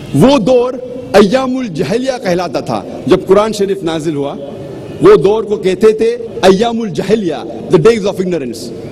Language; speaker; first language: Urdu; non-native, local second language; Konkani